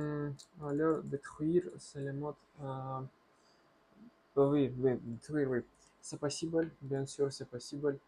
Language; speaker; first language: French; non-native, learner; Russian